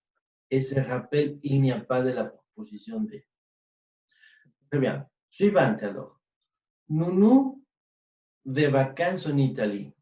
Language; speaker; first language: French; non-native, fluent; Spanish